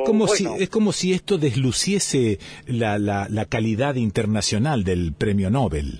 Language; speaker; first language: Spanish; native; Spanish